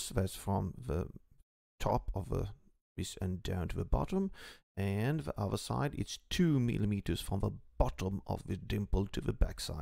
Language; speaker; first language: English; non-native, fluent; Swedish